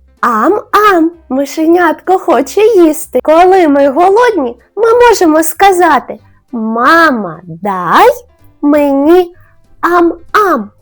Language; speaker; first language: Ukrainian; native; Ukrainian